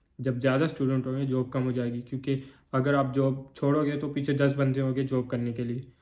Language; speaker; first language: Urdu; non-native, local second language; Northern Hindko